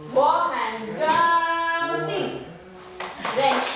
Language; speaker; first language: Chinese; non-native, learner; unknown